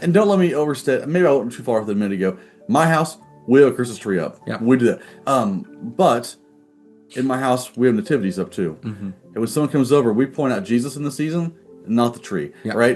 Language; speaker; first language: English; native; English